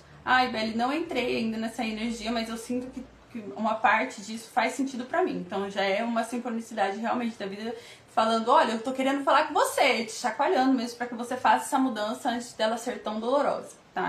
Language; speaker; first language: Portuguese; native; Portuguese